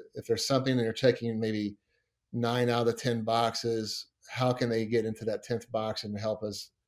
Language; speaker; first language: English; native; English